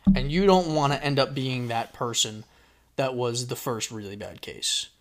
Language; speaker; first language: English; native; English